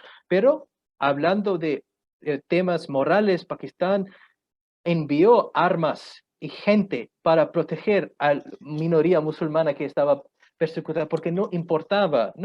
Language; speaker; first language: Spanish; non-native, fluent; Punjabi